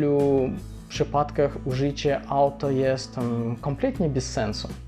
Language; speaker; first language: Polish; non-native, fluent; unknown